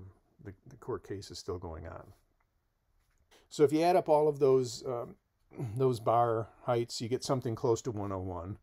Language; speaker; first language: English; native; English